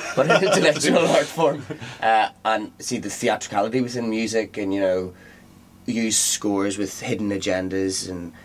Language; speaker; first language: English; native; English